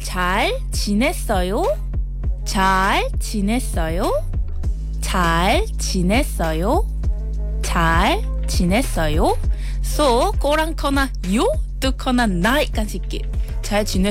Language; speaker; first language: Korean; non-native, fluent; Malay